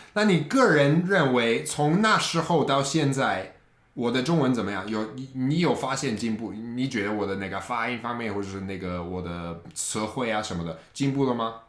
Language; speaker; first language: Chinese; non-native, fluent; English